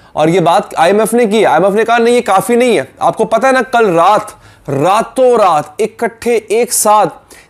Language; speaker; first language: Urdu; native; Urdu